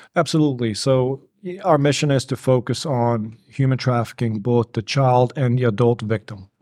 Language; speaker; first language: English; early bilingual, other home language; Bosnian